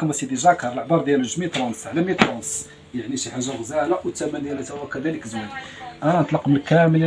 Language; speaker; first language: Arabic; native; Arabic